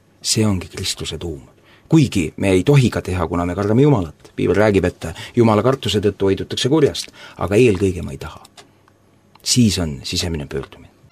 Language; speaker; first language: Estonian; native; Estonian